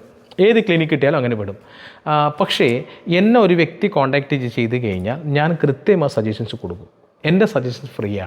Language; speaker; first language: Malayalam; native; Malayalam